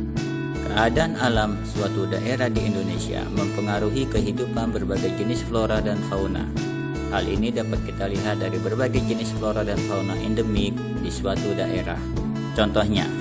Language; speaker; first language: Indonesian; native; Indonesian